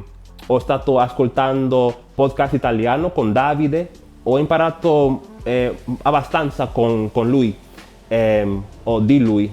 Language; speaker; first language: Italian; non-native, learner; Spanish